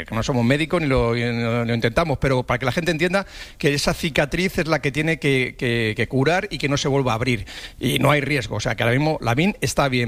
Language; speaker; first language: Spanish; native; Spanish